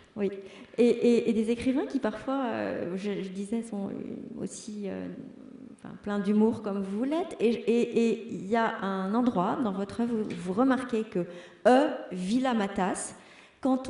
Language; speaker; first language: French; native; French